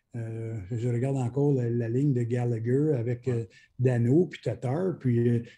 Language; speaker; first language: French; native; French